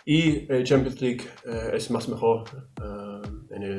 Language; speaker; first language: Spanish; non-native, learner; German